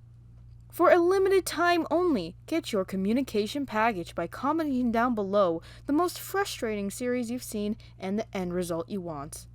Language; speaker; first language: English; non-native, fluent; Malagasy